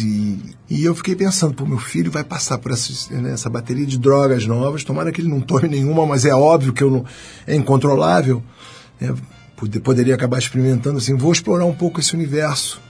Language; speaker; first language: Portuguese; native; Portuguese